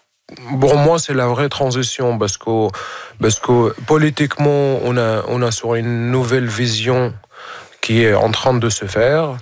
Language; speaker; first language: French; non-native, fluent; Arabic